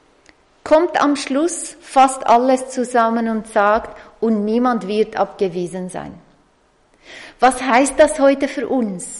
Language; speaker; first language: German; non-native, fluent; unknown